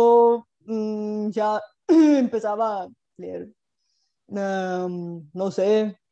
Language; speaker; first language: Spanish; non-native, fluent; Bulgarian